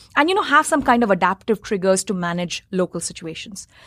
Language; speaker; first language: English; non-native, local second language; Hindi